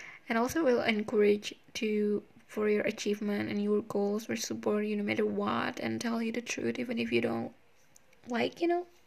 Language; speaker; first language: English; non-native, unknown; Indonesian